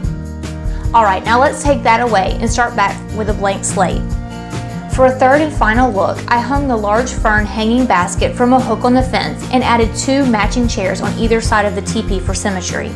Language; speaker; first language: English; native; English